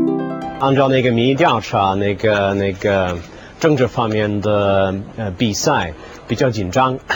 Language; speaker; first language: Chinese; non-native, fluent; English